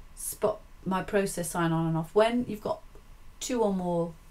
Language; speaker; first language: English; native; English